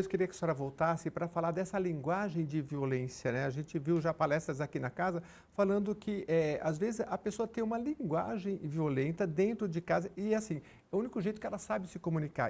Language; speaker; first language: Portuguese; native; Portuguese